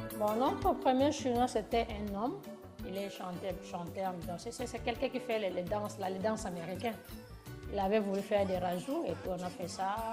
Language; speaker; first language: French; non-native, local second language; Lingala